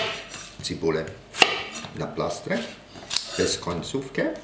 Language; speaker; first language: Polish; non-native, learner; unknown